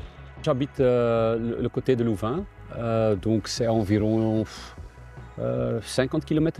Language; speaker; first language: French; non-native, local second language; Dutch